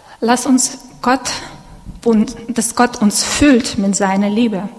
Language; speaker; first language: German; non-native, fluent; Russian